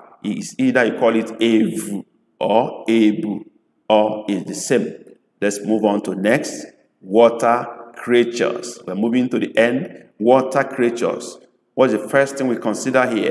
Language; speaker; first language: English; non-native, local second language; Igbo